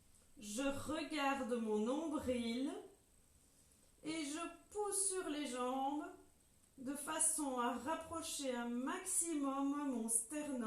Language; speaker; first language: French; native; French